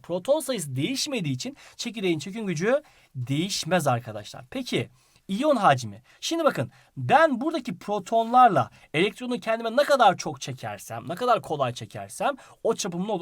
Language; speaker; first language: Turkish; native; Turkish